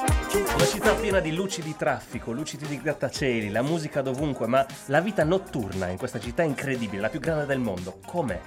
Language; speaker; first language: Italian; native; Italian